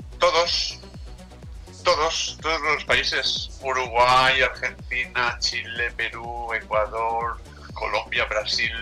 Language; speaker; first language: Portuguese; non-native, learner; Spanish